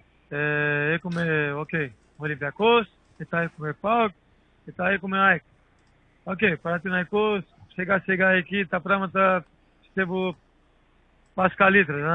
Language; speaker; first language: Greek; non-native, learner; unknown